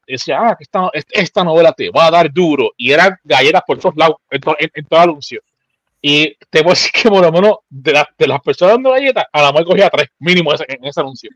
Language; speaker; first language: Spanish; native; Spanish